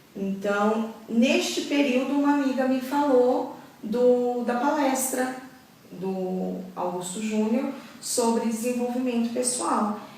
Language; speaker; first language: Portuguese; native; Portuguese